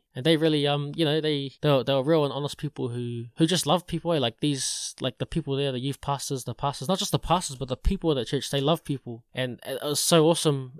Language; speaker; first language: English; native; English